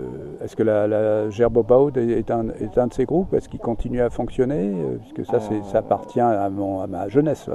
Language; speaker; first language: French; native; French